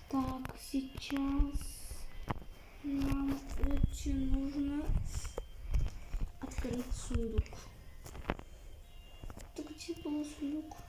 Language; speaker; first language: Russian; non-native, local second language; Uzbek